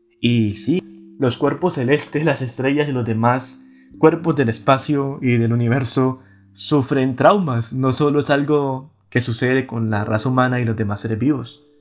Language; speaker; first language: Spanish; native; Spanish